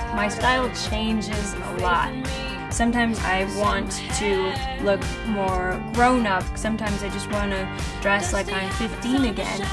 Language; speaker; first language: English; non-native, fluent; Spanish